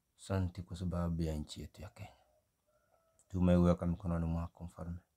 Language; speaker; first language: Swahili; native; Swahili